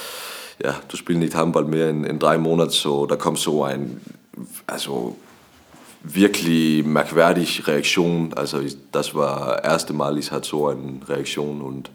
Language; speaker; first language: German; non-native, learner; Danish